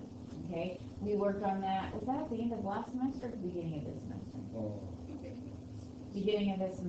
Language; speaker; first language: English; native; English